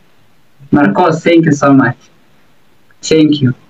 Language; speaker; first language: English; non-native, learner; Oromo